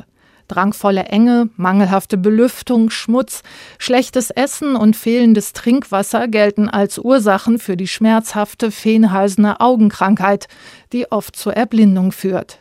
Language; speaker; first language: German; native; German